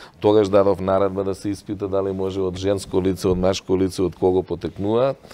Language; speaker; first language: Macedonian; native; Macedonian